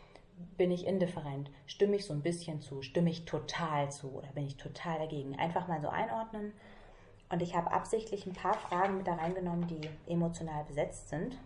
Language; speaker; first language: German; native; German